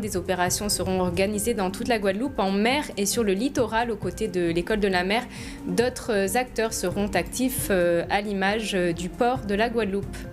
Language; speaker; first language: French; native; French